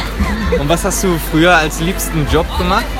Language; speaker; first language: German; native; German